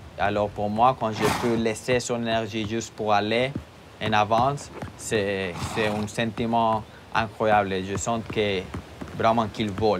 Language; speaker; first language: French; non-native, fluent; Spanish